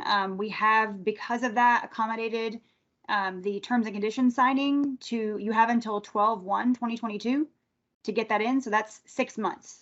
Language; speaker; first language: English; native; English